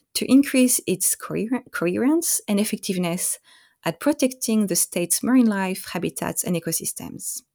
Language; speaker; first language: English; non-native, fluent; French